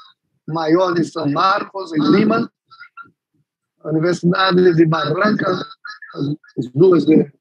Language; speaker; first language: Portuguese; non-native, fluent; Spanish